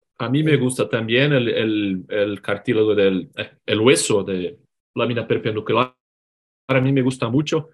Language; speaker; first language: Spanish; non-native, learner; Portuguese